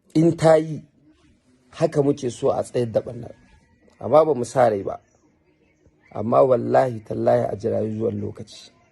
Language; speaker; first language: Hausa; native; Hausa